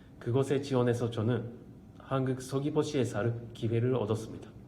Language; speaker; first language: Korean; non-native, learner; Japanese